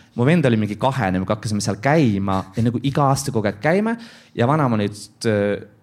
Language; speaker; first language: Estonian; non-native, local second language; Russian